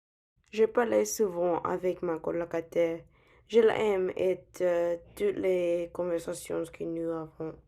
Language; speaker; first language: French; non-native, learner; English